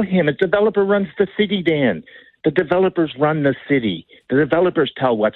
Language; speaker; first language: English; native; English